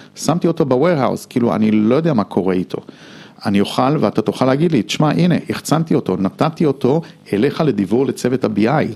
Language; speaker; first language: Hebrew; non-native, fluent; English